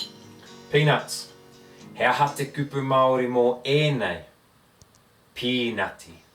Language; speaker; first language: Māori; non-native, fluent; English